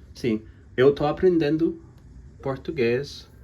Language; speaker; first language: Portuguese; non-native, fluent; English